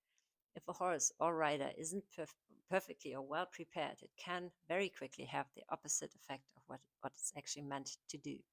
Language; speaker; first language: English; non-native, fluent; German